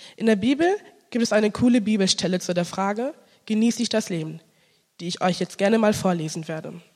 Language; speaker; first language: German; early bilingual, other home language; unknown